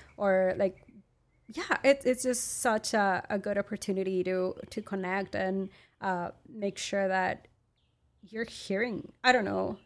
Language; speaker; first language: English; non-native, fluent; Spanish